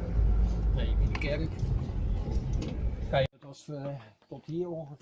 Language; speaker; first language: Dutch; native; Dutch